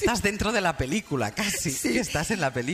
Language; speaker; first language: Spanish; native; Spanish